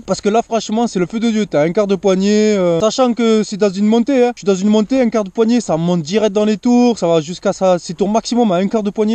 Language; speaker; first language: French; native; French